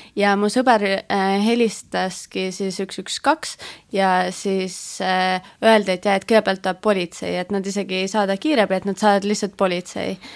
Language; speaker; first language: Estonian; native; Estonian